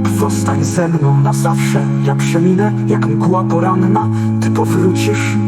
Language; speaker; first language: Polish; native; Polish